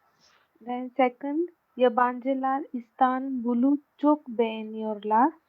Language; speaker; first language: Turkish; non-native, learner; Urdu